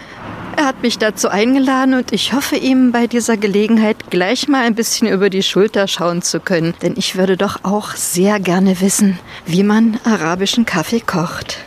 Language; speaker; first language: German; native; German